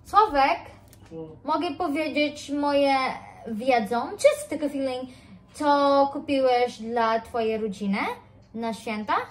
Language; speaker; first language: Polish; non-native, learner; Cebuano